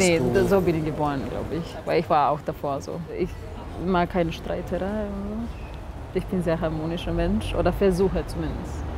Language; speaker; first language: German; non-native, fluent; Serbian